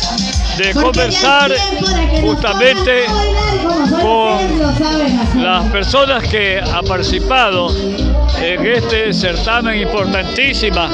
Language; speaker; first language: Spanish; native; Spanish